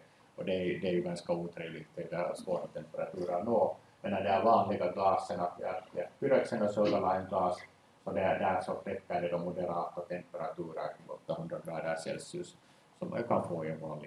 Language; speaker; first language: Swedish; native; Swedish